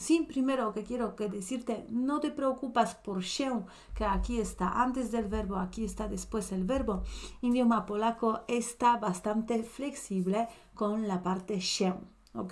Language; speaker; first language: Spanish; non-native, fluent; Polish